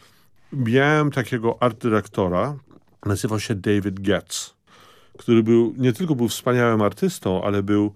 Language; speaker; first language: Polish; early bilingual, heritage; Polish